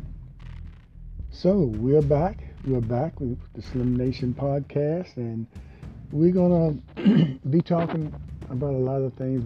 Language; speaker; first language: English; native; English